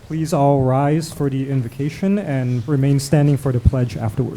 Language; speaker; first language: English; non-native, local second language; Cantonese